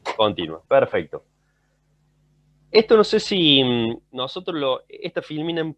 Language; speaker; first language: Spanish; native; Spanish